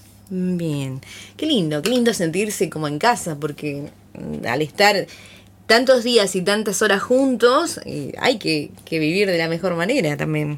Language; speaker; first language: Spanish; native; Spanish